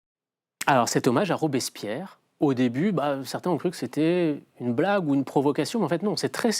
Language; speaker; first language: French; native; French